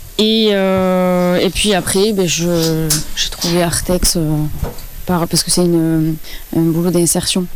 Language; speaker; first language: French; native; French